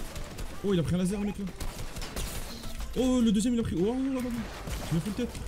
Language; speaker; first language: French; native; French